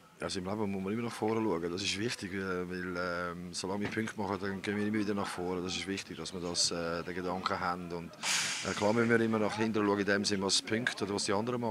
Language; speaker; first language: German; native; German